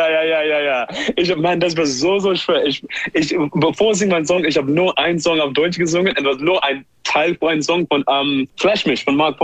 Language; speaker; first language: German; non-native, learner; English